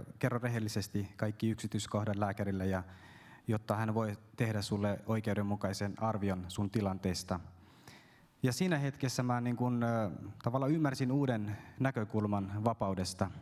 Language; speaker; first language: Finnish; early bilingual, other home language; Persian